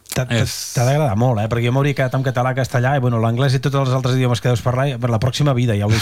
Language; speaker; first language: Catalan; native; Catalan